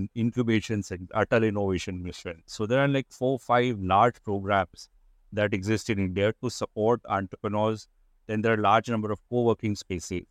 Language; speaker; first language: English; non-native, local second language; Hindi